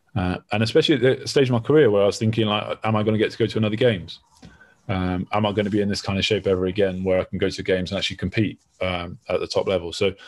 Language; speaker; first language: English; native; English